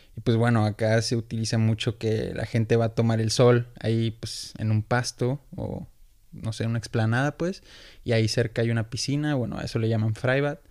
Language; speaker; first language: Spanish; native; Spanish